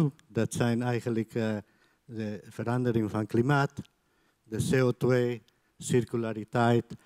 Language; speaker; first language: Dutch; non-native, fluent; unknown